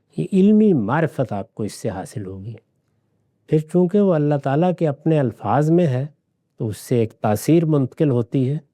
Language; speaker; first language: Urdu; non-native, local second language; Punjabi